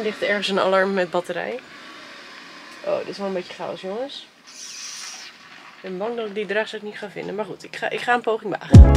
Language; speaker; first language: Dutch; native; Dutch